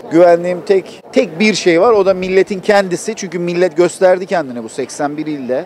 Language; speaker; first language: Turkish; native; Turkish